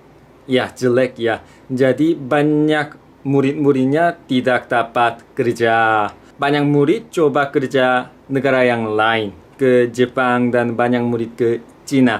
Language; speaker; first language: Indonesian; non-native, fluent; Korean